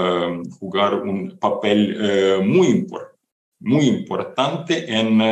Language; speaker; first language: Spanish; non-native, fluent; Ukrainian